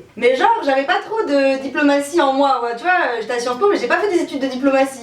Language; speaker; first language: French; native; French